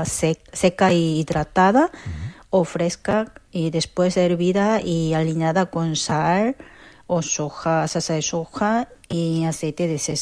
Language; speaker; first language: Spanish; non-native, fluent; Korean